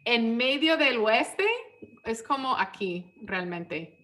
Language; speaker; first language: Spanish; non-native, fluent; English